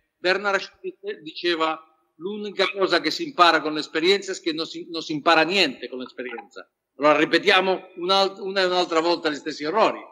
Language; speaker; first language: Italian; non-native, fluent; Spanish